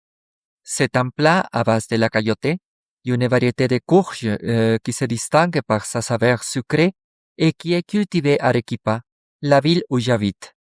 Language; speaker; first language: French; non-native, fluent; Spanish